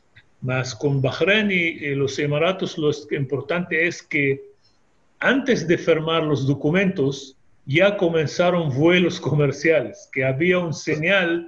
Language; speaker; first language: Spanish; non-native, fluent; Hebrew